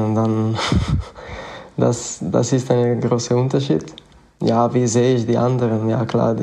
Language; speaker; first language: German; non-native, fluent; Italian